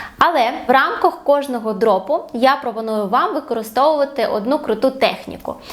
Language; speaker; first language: Ukrainian; non-native, local second language; Russian